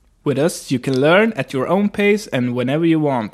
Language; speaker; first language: English; non-native, fluent; Swedish